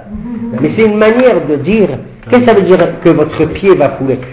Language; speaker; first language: French; native; French